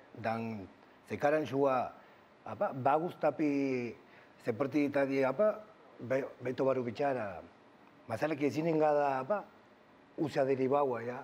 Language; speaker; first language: Indonesian; non-native, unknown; Spanish